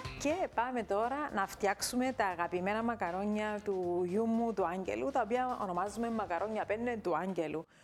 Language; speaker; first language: Greek; native; Greek